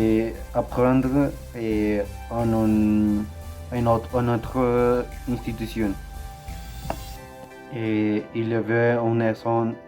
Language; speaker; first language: French; non-native, learner; Spanish